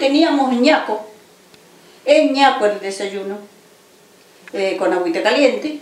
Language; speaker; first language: Spanish; native; Spanish